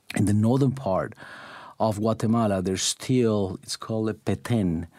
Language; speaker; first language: English; non-native, fluent; Spanish